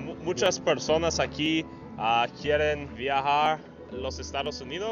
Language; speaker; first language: Spanish; non-native, learner; English